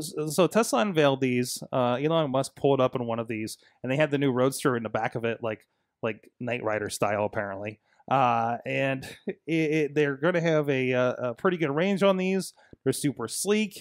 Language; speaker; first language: English; native; English